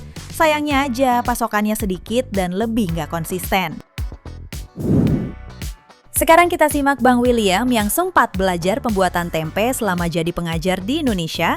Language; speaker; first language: Indonesian; native; Indonesian